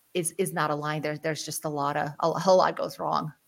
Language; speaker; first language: English; early bilingual, other home language; Ukrainian